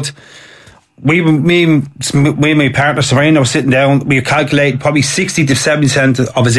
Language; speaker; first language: English; native; English